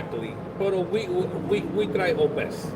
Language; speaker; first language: English; non-native, learner; Spanish